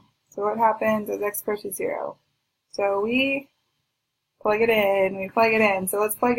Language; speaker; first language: English; native; English